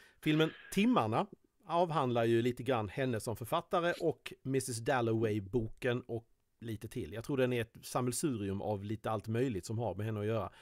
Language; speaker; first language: Swedish; native; Swedish